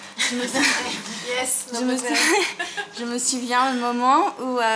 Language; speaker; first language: French; non-native, fluent; English